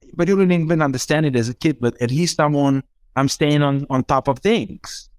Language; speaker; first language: English; non-native, fluent; Croatian